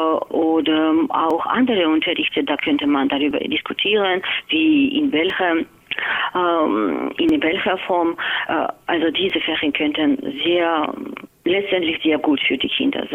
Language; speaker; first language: German; non-native, fluent; Georgian